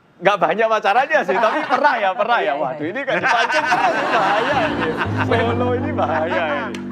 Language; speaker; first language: Indonesian; early bilingual, other home language; Korean